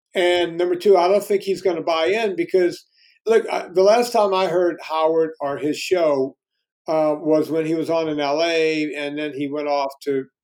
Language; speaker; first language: English; native; English